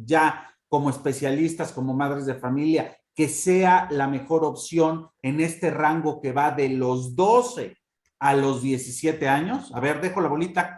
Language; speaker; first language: Spanish; native; Spanish